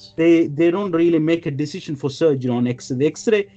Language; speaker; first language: English; non-native, local second language; Malayalam